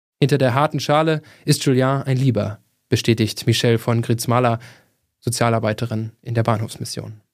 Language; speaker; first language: German; native; German